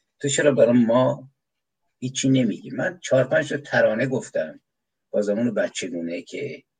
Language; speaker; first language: Persian; native; Persian